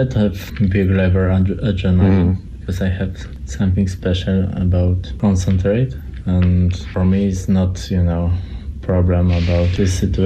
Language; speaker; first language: English; non-native, learner; Polish